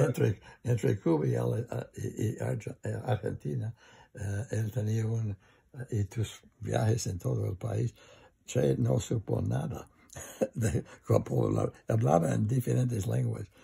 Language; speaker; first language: Spanish; non-native, learner; English